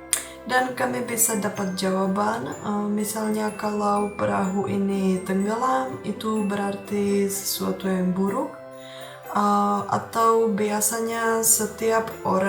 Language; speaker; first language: Indonesian; non-native, fluent; Czech